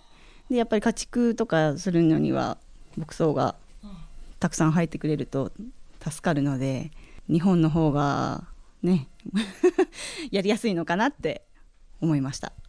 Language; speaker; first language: Japanese; native; Japanese